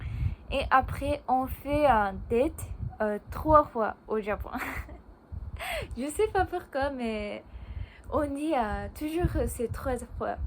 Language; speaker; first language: French; non-native, learner; Japanese